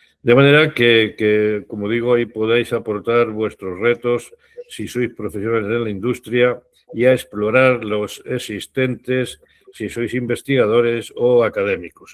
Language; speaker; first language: Spanish; native; Spanish